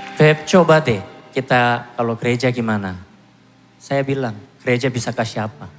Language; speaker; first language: Indonesian; non-native, fluent; Korean